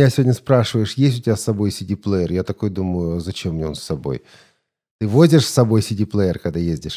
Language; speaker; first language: Russian; native; Russian